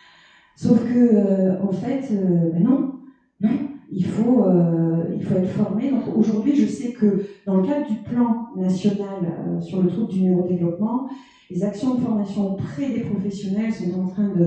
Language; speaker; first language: French; native; French